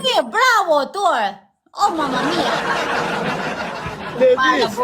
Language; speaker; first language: Italian; non-native, learner; Thai